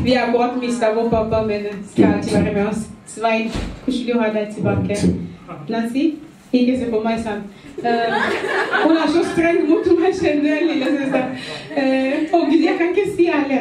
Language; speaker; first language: Norwegian; non-native, fluent; Lingala